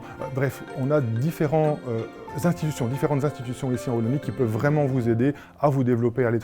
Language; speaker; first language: French; native; French